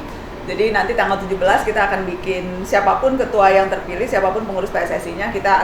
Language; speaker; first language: Indonesian; native; Indonesian